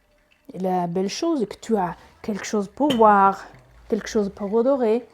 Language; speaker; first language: French; non-native, learner; Italian